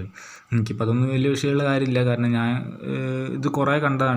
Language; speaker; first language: Malayalam; native; Malayalam